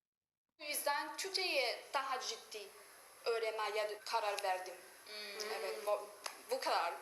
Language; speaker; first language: Turkish; non-native, learner; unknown